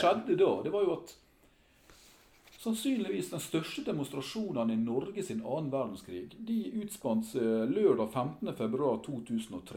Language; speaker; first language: Norwegian; native; Norwegian